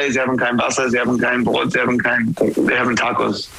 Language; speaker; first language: German; non-native, learner; English